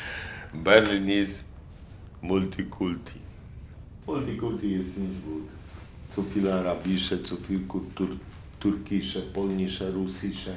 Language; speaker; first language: German; non-native, learner; Polish